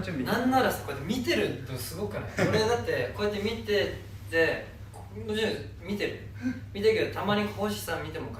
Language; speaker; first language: Japanese; native; Japanese